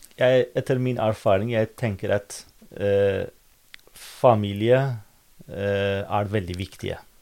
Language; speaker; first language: Norwegian; non-native, fluent; Kurdish